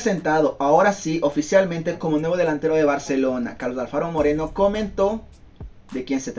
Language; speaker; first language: Spanish; native; Spanish